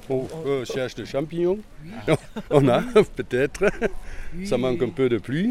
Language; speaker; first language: French; non-native, learner; German